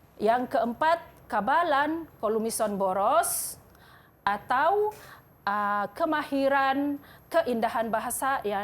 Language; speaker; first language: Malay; non-native, local second language; Central Dusun